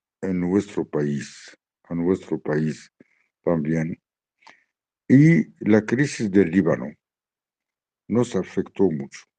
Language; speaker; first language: Spanish; non-native, learner; Arabic